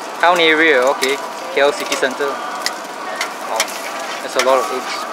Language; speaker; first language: English; non-native, local second language; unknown